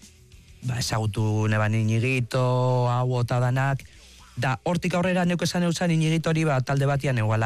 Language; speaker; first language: Basque; native; Basque